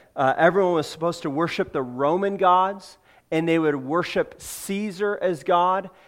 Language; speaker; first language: English; native; English